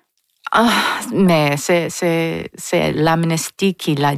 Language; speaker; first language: French; non-native, learner; English